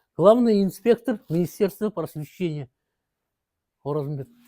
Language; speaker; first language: Russian; non-native, local second language; Kazakh